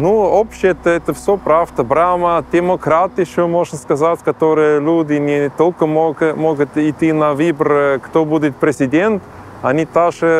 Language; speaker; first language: Russian; non-native, learner; German